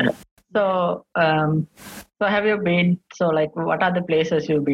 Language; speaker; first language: English; non-native, local second language; Sinhala